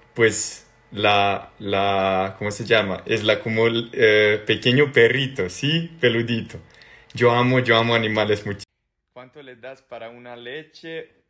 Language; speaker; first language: Spanish; non-native, fluent; Serbian